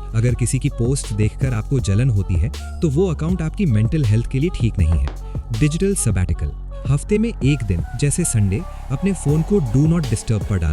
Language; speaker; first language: Hindi; native; Hindi